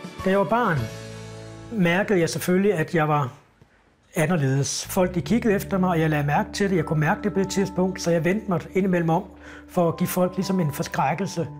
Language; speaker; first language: Danish; native; Danish